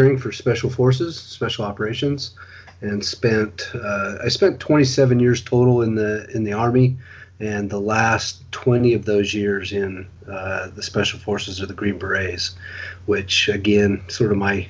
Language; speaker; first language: English; native; English